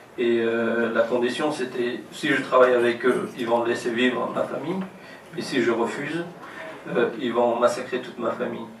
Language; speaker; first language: French; non-native, fluent; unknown